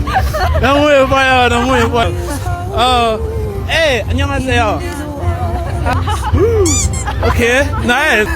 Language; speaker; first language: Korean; non-native, learner; English